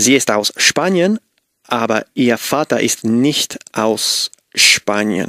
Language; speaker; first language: German; non-native, learner; Spanish